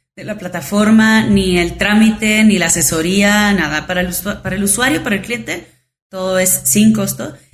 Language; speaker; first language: Spanish; native; Spanish